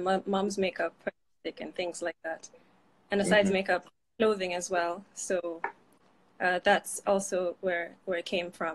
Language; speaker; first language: English; non-native, local second language; Fula